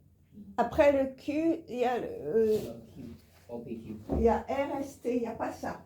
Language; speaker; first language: French; native; French